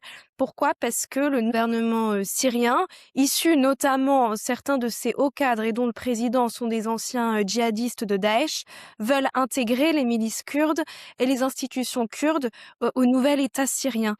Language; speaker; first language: French; native; French